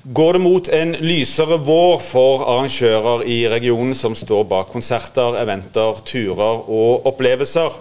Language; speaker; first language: Norwegian; native; Norwegian